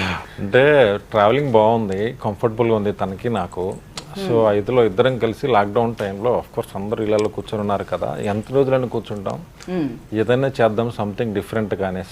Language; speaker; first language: Telugu; native; Telugu